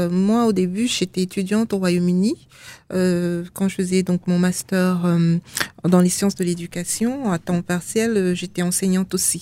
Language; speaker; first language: French; non-native, learner; Russian